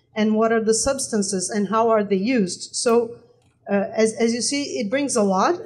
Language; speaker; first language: English; non-native, fluent; Portuguese